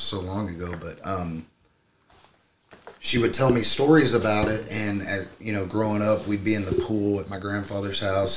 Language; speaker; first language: English; native; English